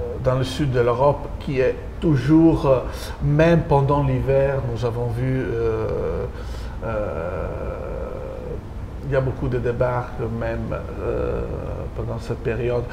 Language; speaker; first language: French; non-native, fluent; Italian